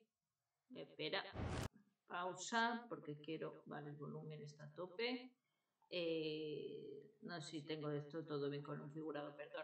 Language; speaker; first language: Spanish; native; Spanish